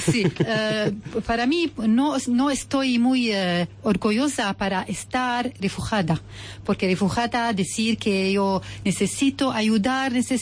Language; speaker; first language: Spanish; non-native, learner; Arabic